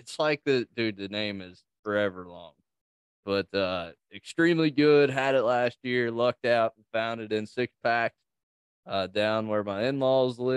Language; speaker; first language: English; native; English